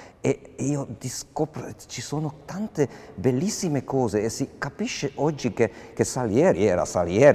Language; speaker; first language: Italian; non-native, fluent; Hungarian